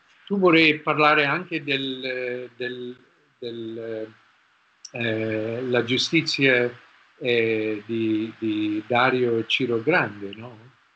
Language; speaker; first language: Italian; non-native, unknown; English